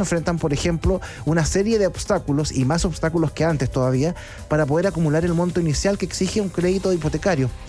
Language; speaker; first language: Spanish; native; Spanish